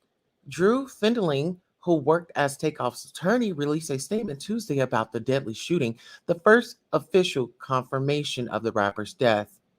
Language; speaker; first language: English; native; English